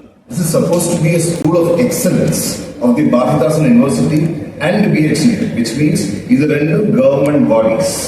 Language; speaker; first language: English; non-native, local second language; Tamil